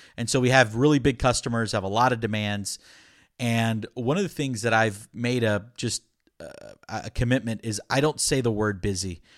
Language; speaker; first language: English; early bilingual, other home language; Spanish